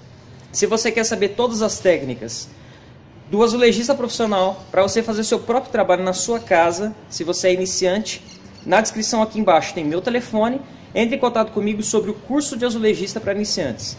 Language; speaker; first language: Portuguese; native; Portuguese